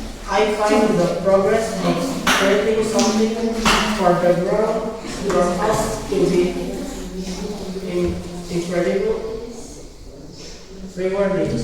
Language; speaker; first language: English; non-native, learner; Indonesian